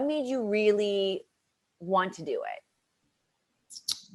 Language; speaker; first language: English; native; English